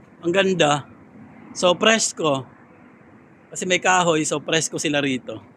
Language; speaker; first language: Filipino; non-native, local second language; Waray